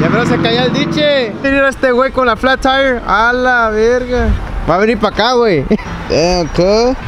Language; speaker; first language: Spanish; early bilingual, heritage; Spanish